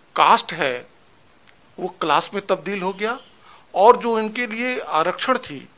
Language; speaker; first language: Hindi; native; Hindi